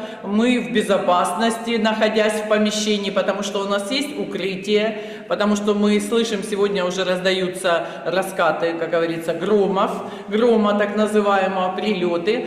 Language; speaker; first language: Russian; native; Russian